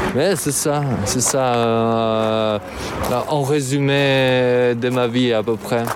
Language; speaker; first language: French; non-native, fluent; Albanian